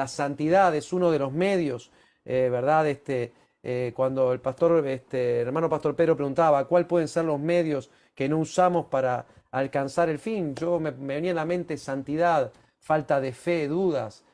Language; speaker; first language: Spanish; native; Spanish